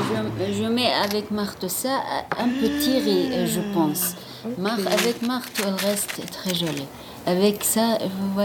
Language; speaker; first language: French; non-native, learner; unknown